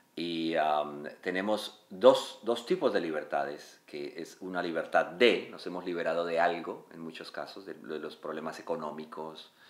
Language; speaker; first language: Spanish; native; Spanish